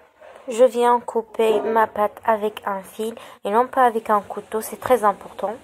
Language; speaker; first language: French; non-native, local second language; Arabic